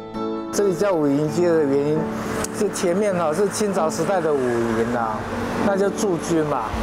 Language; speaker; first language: Chinese; native; Chinese